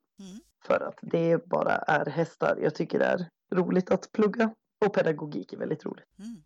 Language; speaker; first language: Swedish; native; Swedish